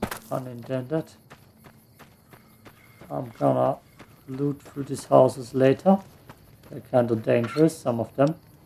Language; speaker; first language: English; non-native, fluent; German